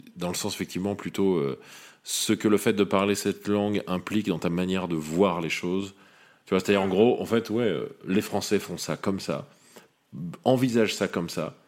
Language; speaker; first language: French; native; French